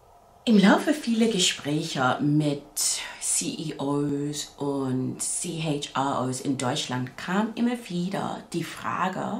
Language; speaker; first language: German; non-native, fluent; English